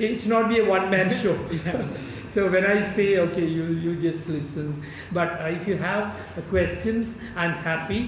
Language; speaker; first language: English; non-native, local second language; Malayalam